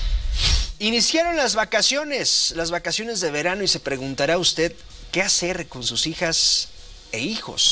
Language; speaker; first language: Spanish; native; Spanish